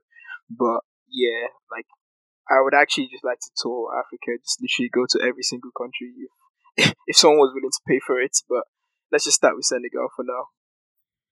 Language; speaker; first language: English; non-native, local second language; Yoruba